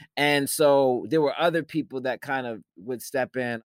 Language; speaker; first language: English; early bilingual, other home language; Shona